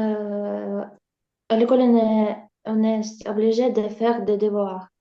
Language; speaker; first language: French; non-native, learner; Russian